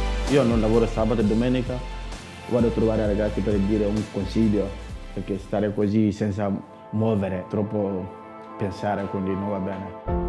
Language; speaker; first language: Italian; non-native, learner; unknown